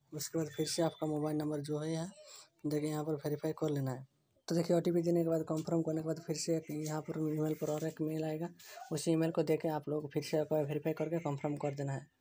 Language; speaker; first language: Hindi; native; Hindi